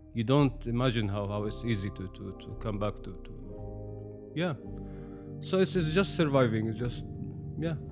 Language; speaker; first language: English; non-native, fluent; Arabic